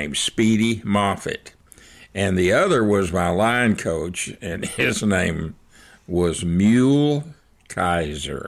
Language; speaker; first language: English; native; English